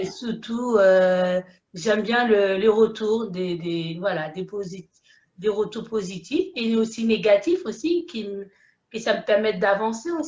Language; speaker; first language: French; early bilingual, other home language; Haitian Creole